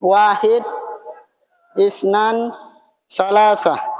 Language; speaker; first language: Arabic; non-native, fluent; Indonesian